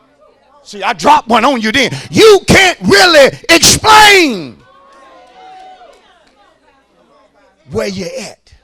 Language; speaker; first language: English; native; English